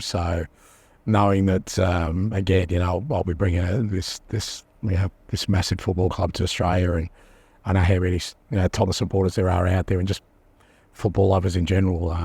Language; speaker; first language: English; native; English